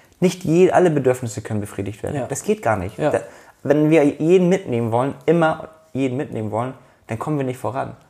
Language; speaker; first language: German; early bilingual, other home language; Turkish